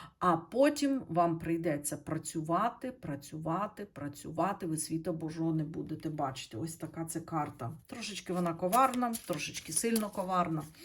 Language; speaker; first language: Ukrainian; non-native, local second language; Russian